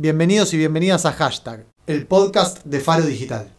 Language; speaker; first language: Spanish; native; Spanish